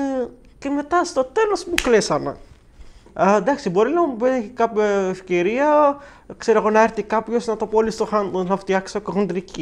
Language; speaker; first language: Greek; non-native, learner; Arabic